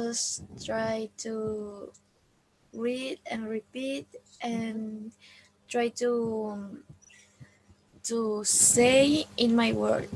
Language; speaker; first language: English; non-native, learner; Spanish